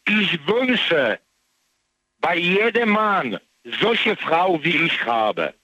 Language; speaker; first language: German; non-native, learner; Polish